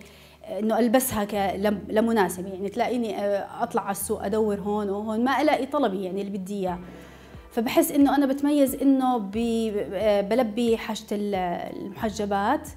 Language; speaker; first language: Arabic; native; Arabic